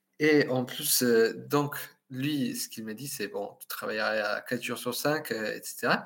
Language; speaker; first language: French; non-native, fluent; Spanish